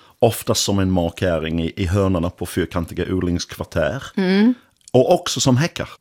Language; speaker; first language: Swedish; non-native, fluent; English